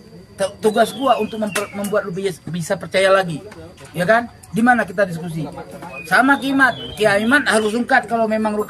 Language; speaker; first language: Indonesian; native; Indonesian